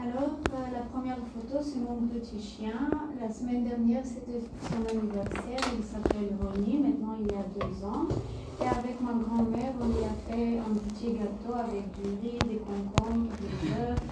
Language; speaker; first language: French; non-native, learner; Bulgarian